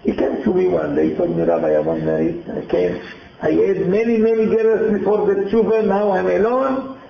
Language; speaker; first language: English; non-native, learner; Hebrew